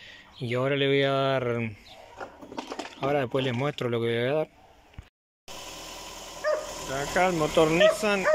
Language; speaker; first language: Spanish; native; Spanish